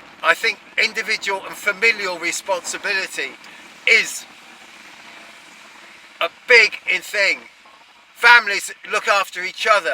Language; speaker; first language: English; native; English